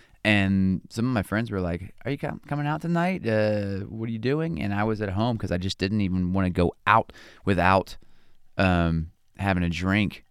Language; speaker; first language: English; native; English